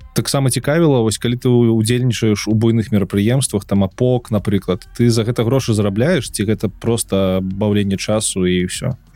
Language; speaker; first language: Belarusian; non-native, local second language; Russian